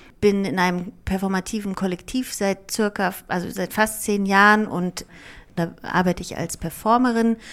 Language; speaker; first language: German; early bilingual, other home language; Greek